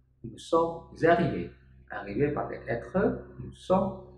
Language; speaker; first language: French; non-native, fluent; Indonesian